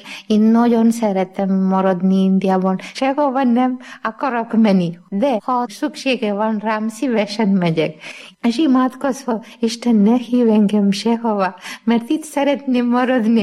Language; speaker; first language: Hungarian; non-native, learner; Malayalam